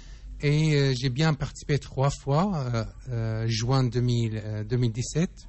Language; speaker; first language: French; non-native, learner; Arabic